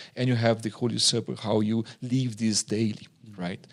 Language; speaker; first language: English; non-native, fluent; Portuguese